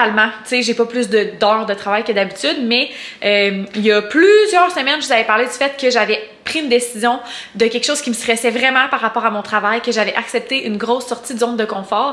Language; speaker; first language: French; native; French